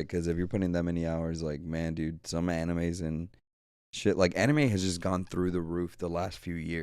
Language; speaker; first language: English; native; English